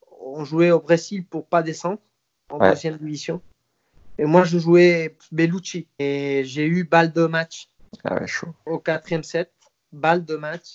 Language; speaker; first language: French; non-native, fluent; Spanish